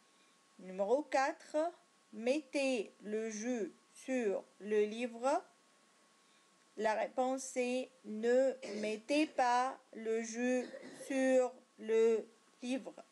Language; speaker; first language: French; non-native, fluent; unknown